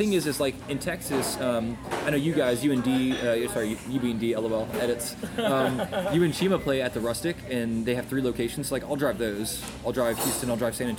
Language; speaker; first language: English; native; English